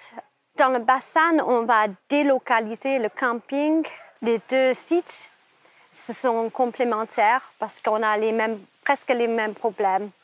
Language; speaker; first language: French; non-native, fluent; English